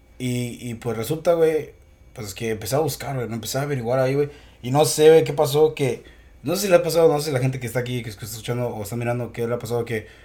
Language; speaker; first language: Spanish; early bilingual, heritage; Spanish